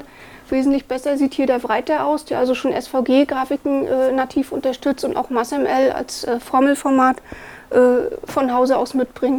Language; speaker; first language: German; native; German